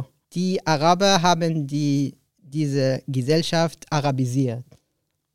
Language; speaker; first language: German; non-native, learner; Arabic